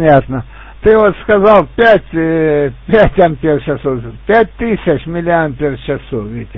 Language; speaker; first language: Russian; native; Russian